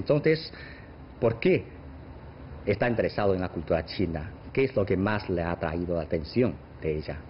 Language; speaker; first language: Spanish; non-native, fluent; Chinese